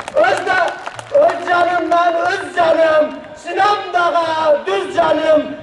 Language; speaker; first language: Turkish; early bilingual, heritage; Arabic